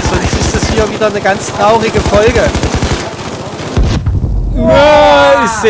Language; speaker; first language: German; native; German